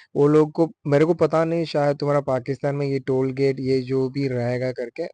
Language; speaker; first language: Hindi; non-native, local second language; Kannada